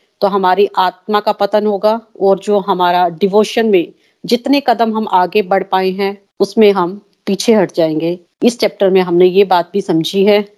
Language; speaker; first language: Hindi; native; Hindi